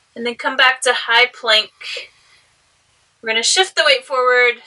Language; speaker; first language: English; native; English